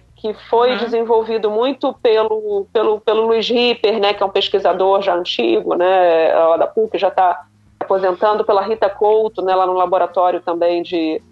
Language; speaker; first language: Portuguese; native; Portuguese